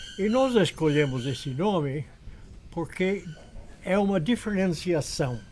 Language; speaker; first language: Portuguese; non-native, fluent; English